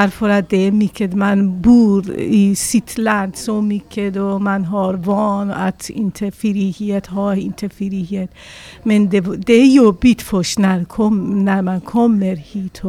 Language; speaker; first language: Swedish; non-native, learner; Persian